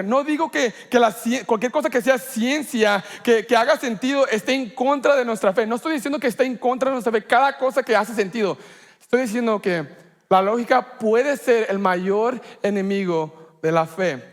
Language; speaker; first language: Spanish; early bilingual, heritage; Spanish